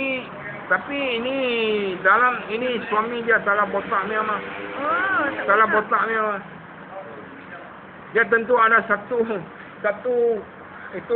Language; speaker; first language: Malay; non-native, local second language; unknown